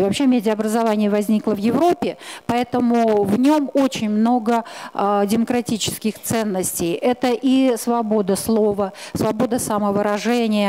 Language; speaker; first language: Russian; native; Russian